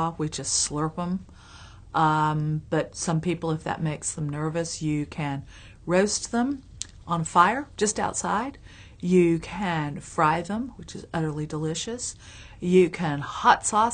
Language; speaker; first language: English; native; English